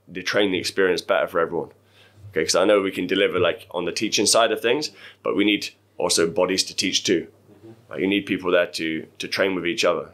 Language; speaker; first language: English; native; English